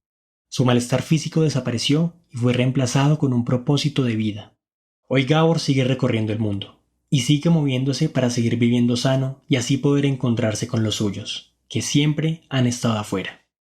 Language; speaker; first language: Spanish; native; Spanish